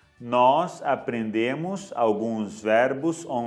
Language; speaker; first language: Portuguese; non-native, fluent; Arabic